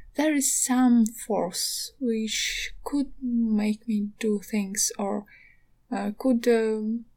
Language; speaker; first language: English; non-native, learner; Ukrainian